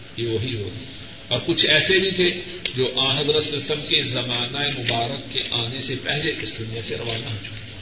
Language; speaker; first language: Urdu; non-native, local second language; Punjabi